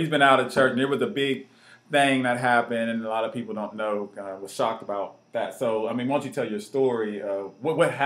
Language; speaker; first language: English; native; English